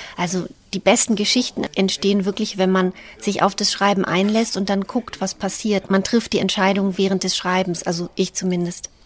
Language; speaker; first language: German; native; German